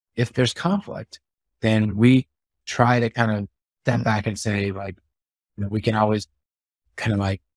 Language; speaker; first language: English; native; English